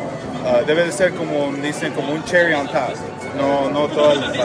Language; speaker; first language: Spanish; early bilingual, heritage; Spanish